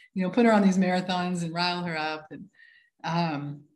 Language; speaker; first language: English; native; English